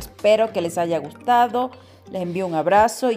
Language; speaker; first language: Spanish; native; Spanish